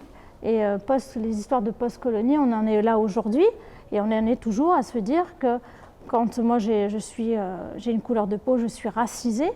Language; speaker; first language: French; native; French